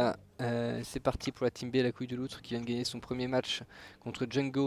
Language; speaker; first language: French; native; French